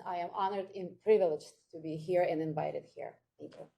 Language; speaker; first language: English; non-native, fluent; Ukrainian